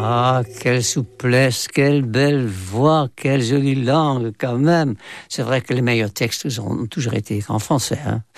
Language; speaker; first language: French; non-native, fluent; Dutch